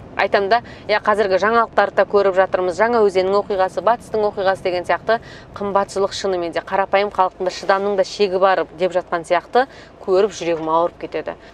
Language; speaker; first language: Kazakh; native; Kazakh